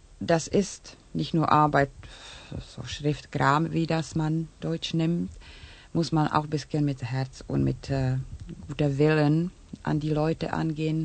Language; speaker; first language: German; non-native, learner; Czech